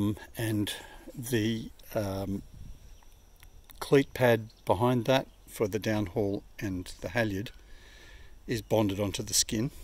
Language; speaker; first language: English; native; English